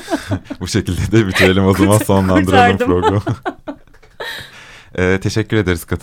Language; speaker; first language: Turkish; native; Turkish